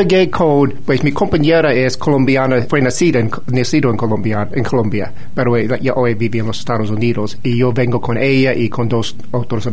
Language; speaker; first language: Spanish; non-native, fluent; English